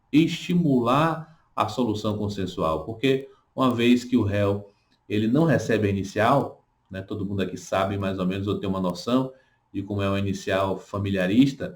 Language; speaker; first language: Portuguese; native; Portuguese